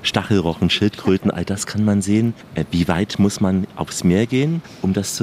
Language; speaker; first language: German; native; German